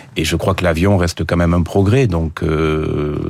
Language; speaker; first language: French; native; French